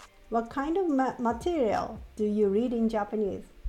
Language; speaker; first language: English; non-native, fluent; Japanese